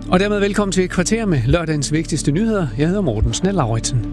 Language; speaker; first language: Danish; native; Danish